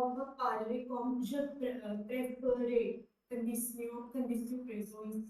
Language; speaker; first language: French; non-native, learner; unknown